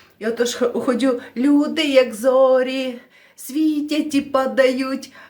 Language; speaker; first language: Ukrainian; non-native, local second language; Russian